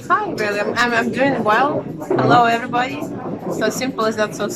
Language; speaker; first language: English; non-native, fluent; Russian